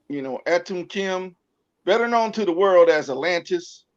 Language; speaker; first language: English; native; English